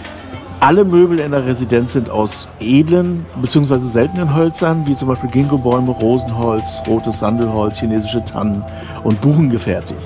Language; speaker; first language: German; native; German